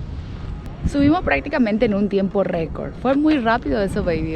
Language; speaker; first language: Spanish; native; Spanish